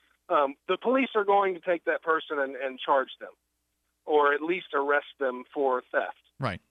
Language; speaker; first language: English; non-native, fluent; Spanish